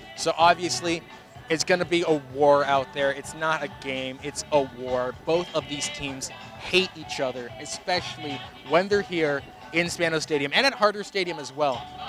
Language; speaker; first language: English; early bilingual, other home language; Spanish